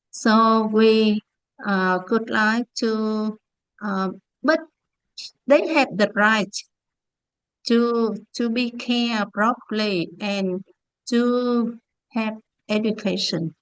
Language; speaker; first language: English; non-native, learner; Vietnamese